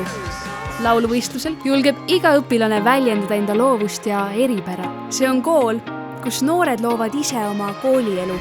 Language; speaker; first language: Estonian; native; Estonian